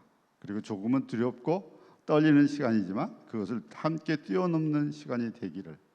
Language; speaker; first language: Korean; native; Korean